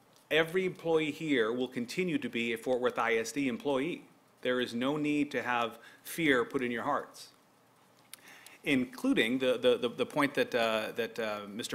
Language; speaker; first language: English; native; English